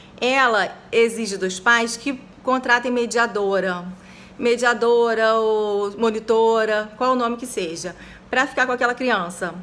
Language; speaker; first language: Portuguese; native; Portuguese